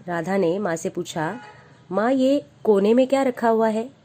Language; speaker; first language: Hindi; non-native, local second language; Marathi